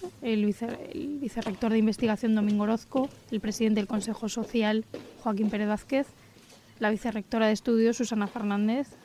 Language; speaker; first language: Spanish; native; Spanish